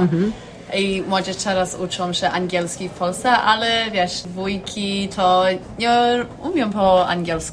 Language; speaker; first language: Polish; early bilingual, heritage; English